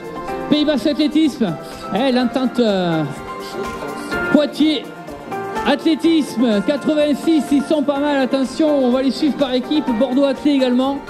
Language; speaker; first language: French; native; French